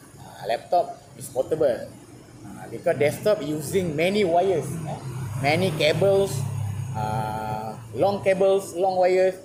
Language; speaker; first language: English; non-native, learner; Malay